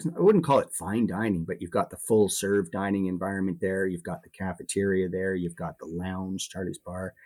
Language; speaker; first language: English; native; English